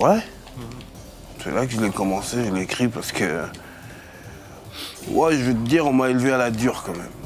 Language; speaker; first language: French; native; French